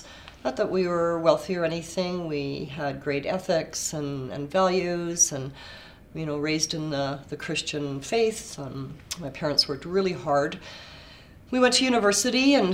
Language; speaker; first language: English; native; English